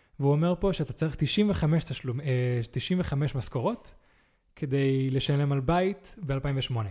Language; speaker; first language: Hebrew; early bilingual, other home language; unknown